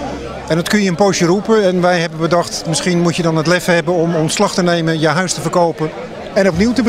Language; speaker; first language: Dutch; native; Dutch